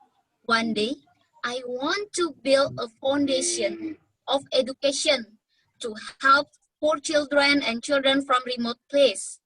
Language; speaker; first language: English; non-native, learner; Indonesian